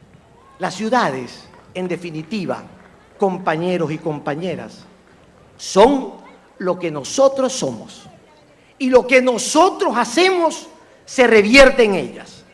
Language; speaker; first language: Spanish; native; Spanish